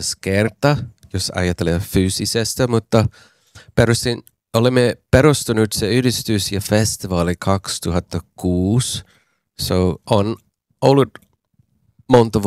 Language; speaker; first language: Finnish; non-native, fluent; English